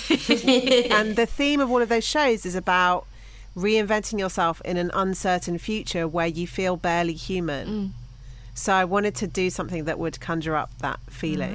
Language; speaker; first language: English; native; English